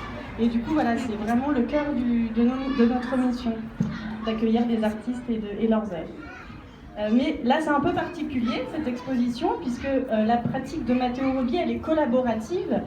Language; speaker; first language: French; native; French